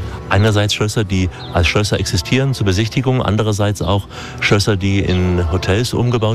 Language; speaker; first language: German; native; German